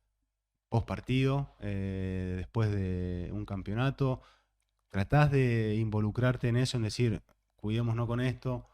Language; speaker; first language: Spanish; native; Spanish